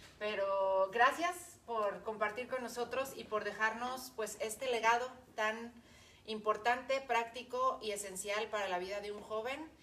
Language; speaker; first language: Spanish; native; Spanish